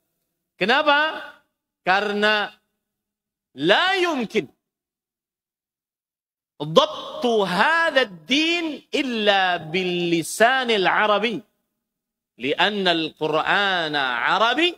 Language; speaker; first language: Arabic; non-native, fluent; Indonesian